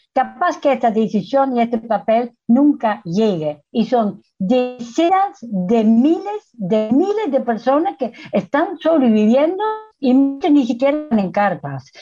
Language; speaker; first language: Spanish; non-native, fluent; Dutch